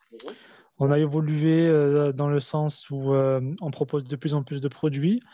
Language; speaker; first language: French; early bilingual, other home language; Arabic